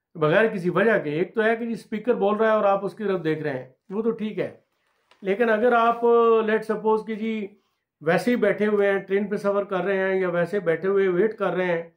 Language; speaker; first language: Urdu; non-native, local second language; Punjabi